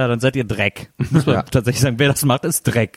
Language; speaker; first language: German; native; German